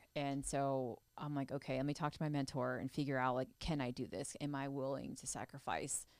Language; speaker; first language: English; native; English